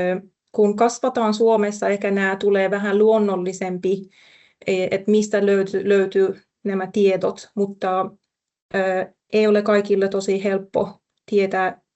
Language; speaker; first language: Finnish; non-native, fluent; Persian